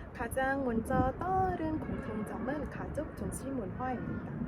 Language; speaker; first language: Korean; non-native, fluent; Khmer